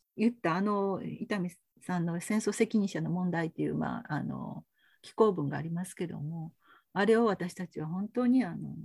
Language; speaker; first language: Japanese; native; Japanese